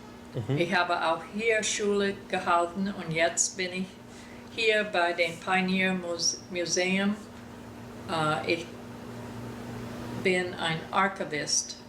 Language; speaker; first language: German; early bilingual, heritage; German